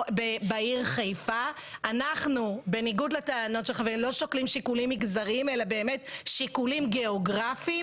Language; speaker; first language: Hebrew; native; Hebrew